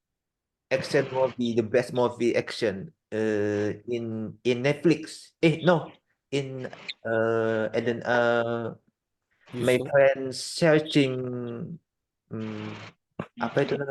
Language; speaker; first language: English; non-native, learner; Indonesian